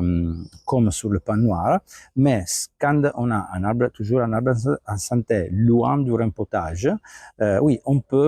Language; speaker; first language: French; non-native, fluent; Italian